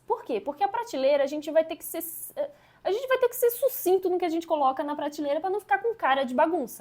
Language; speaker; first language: Portuguese; native; Portuguese